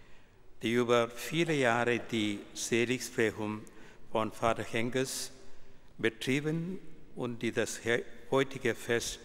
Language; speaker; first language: German; non-native, fluent; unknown